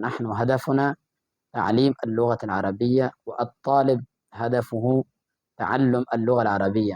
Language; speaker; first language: Arabic; non-native, fluent; Urdu